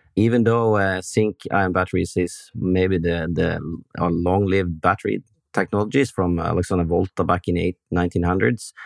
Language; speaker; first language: English; non-native, fluent; Norwegian